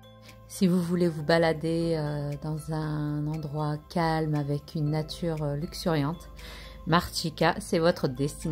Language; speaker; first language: French; non-native, local second language; Arabic